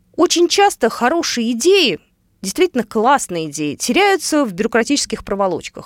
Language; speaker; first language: Russian; native; Russian